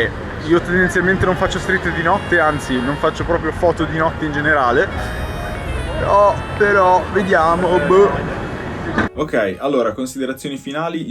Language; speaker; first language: Italian; native; Italian